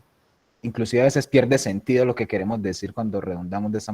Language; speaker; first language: Spanish; native; Spanish